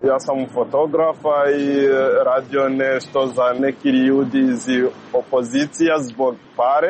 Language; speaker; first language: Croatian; non-native, learner; Rundi